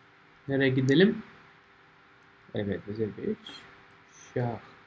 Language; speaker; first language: Turkish; non-native, fluent; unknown